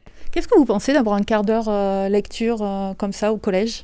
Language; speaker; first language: French; native; French